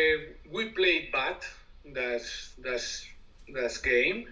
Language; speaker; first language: English; non-native, learner; Spanish